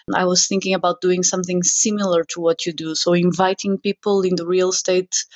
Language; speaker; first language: English; non-native, fluent; Portuguese